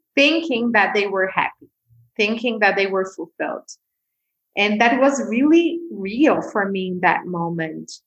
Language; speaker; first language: English; non-native, fluent; Portuguese